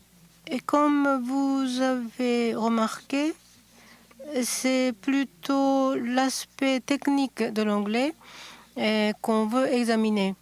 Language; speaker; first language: French; non-native, fluent; Japanese